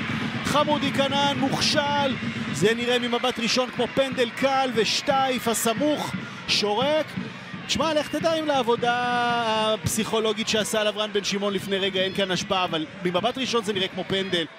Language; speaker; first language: Hebrew; native; Hebrew